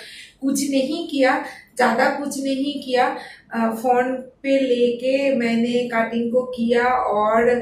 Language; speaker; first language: Hindi; non-native, local second language; Bangla